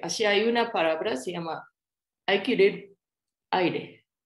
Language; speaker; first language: Spanish; non-native, fluent; Japanese